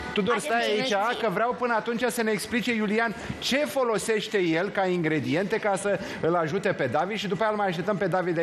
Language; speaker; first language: Romanian; native; Romanian